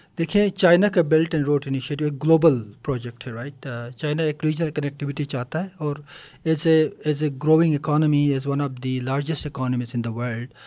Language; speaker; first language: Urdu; non-native, local second language; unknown